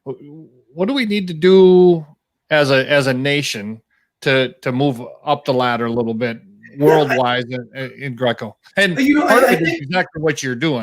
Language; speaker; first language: English; native; English